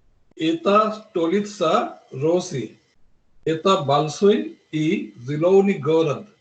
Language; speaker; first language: Russian; non-native, learner; Hindi